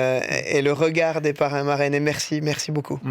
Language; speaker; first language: French; native; French